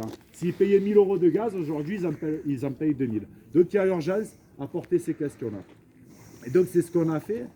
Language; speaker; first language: French; native; French